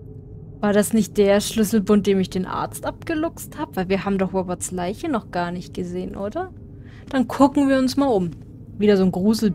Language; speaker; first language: German; native; German